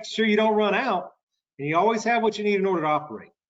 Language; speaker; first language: English; native; English